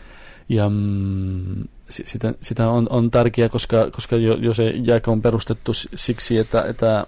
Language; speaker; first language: Finnish; non-native, fluent; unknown